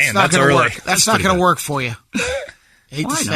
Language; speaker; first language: English; native; English